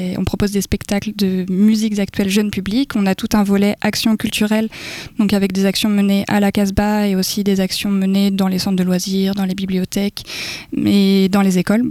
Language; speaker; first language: French; native; French